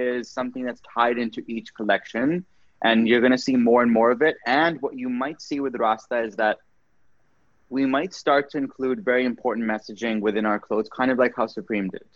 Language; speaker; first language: English; non-native, local second language; Urdu